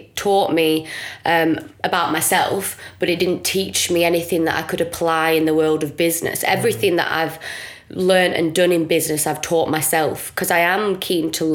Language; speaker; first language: English; native; English